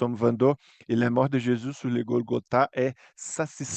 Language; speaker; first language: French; non-native, fluent; Portuguese